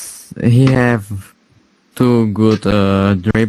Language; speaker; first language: English; non-native, learner; Slovak